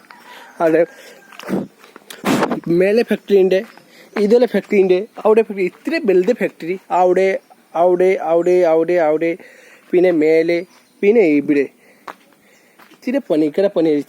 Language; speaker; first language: Malayalam; non-native, learner; Hindi